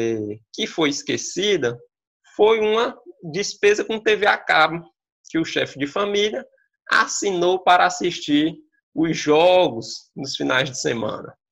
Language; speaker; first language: Portuguese; native; Portuguese